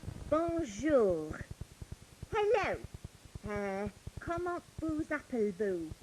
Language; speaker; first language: French; non-native, learner; English